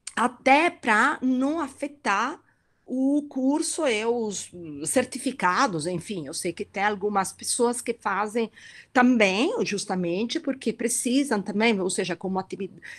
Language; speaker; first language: Portuguese; non-native, fluent; Italian